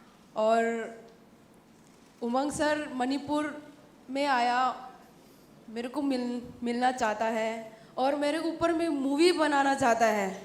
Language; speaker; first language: Hindi; non-native, local second language; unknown